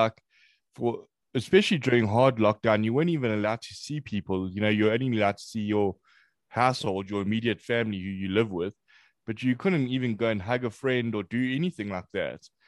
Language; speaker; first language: English; native; English